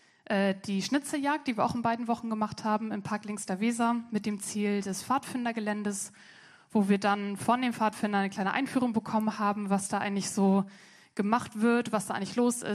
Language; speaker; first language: German; native; German